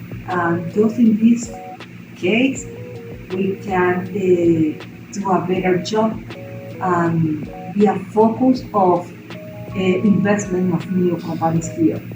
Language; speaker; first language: English; non-native, learner; Spanish